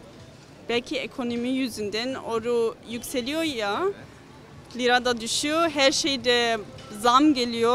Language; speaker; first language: Turkish; early bilingual, other home language; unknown